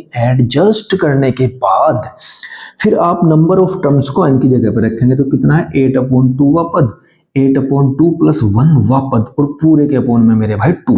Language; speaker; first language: Hindi; native; Hindi